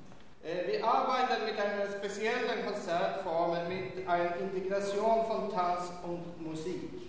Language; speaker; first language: German; non-native, fluent; Swedish